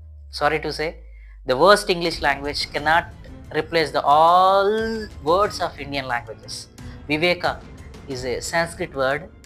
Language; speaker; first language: English; non-native, local second language; Telugu